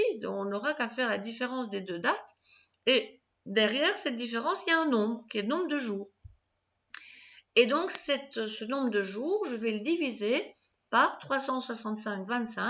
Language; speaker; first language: French; native; French